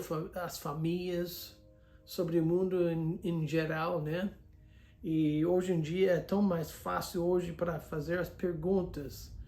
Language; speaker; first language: Portuguese; non-native, fluent; English